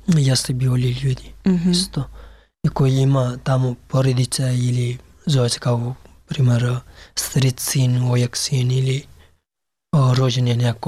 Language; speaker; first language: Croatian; non-native, learner; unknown